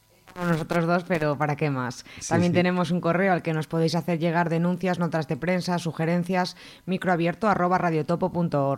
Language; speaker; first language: Spanish; native; Spanish